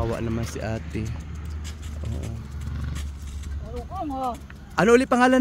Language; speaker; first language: Filipino; non-native, local second language; Cebuano